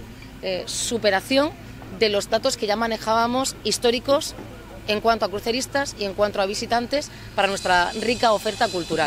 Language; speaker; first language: Spanish; native; Spanish